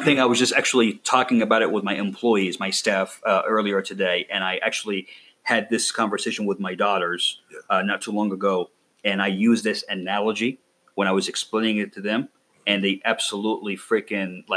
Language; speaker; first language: English; non-native, fluent; Arabic